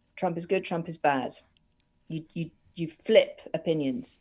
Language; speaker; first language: English; native; English